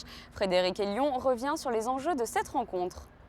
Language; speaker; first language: French; native; French